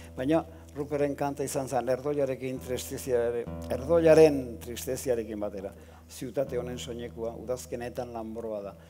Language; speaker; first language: Basque; native; Basque